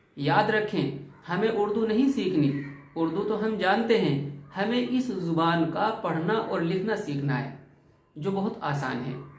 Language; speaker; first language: Urdu; native; Urdu